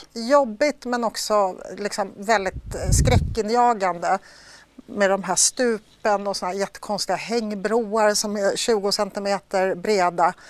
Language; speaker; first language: Swedish; early bilingual, other home language; Polish